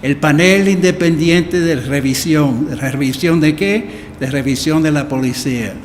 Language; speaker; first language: Spanish; early bilingual, heritage; Spanish